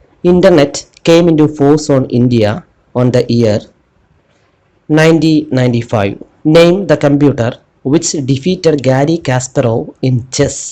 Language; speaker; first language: English; non-native, local second language; Malayalam